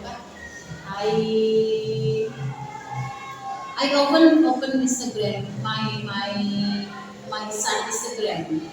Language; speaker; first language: English; non-native, learner; Indonesian